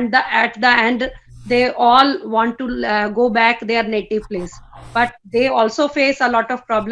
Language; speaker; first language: English; non-native, fluent; Hindi